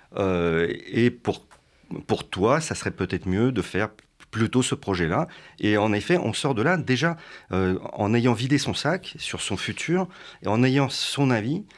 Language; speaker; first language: French; early bilingual, other home language; Russian